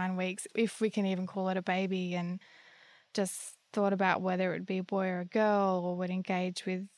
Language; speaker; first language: English; native; English